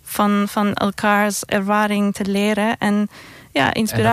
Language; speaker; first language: Dutch; non-native, fluent; Turkish